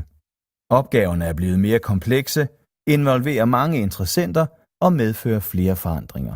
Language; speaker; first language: Danish; native; Danish